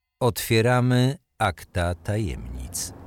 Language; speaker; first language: Polish; native; Polish